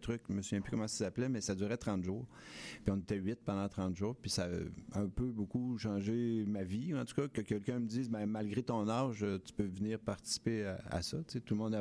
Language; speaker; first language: French; native; French